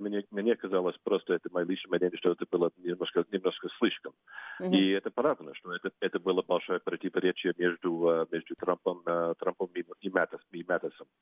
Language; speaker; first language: Russian; non-native, fluent; English